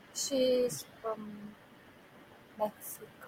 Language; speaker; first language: English; non-native, learner; Korean